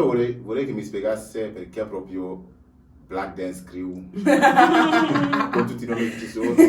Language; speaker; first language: Italian; native; Italian